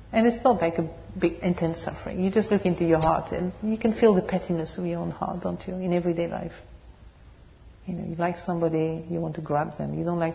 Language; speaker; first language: English; non-native, fluent; French